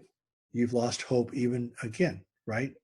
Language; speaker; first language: English; native; English